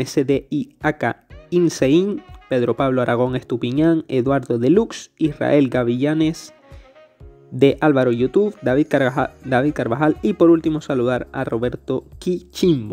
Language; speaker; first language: Spanish; native; Spanish